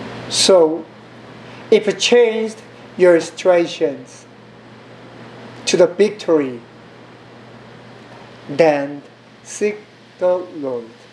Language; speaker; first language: English; non-native, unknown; Korean